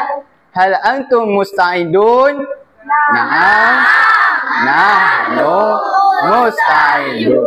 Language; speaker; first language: Arabic; non-native, learner; Malay